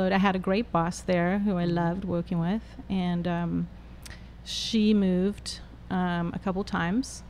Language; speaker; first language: English; native; English